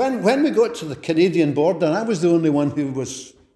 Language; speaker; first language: English; native; English